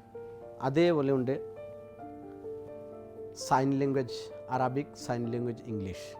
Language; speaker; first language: Malayalam; non-native, local second language; Assamese